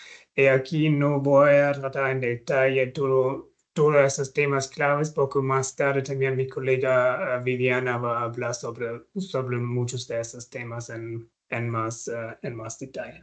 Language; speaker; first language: Spanish; non-native, fluent; German